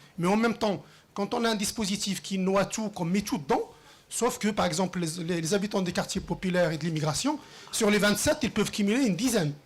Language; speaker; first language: French; early bilingual, other home language; Riffian